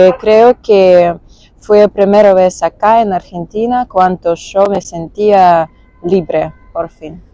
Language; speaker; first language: Spanish; non-native, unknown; Russian